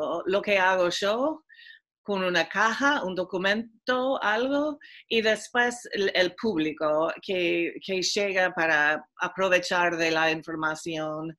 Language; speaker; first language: Spanish; non-native, fluent; English